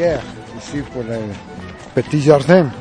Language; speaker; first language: French; non-native, learner; Spanish